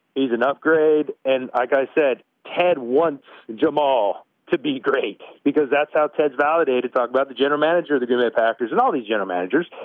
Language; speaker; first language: English; native; English